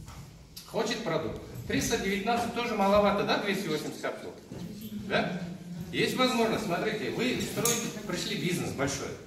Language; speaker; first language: Russian; non-native, local second language; Kazakh